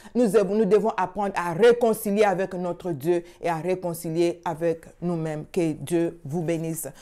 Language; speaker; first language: French; non-native, local second language; Swahili